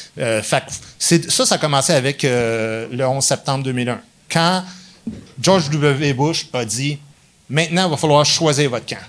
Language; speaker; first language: French; native; French